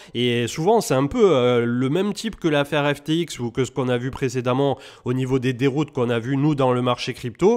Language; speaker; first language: French; native; French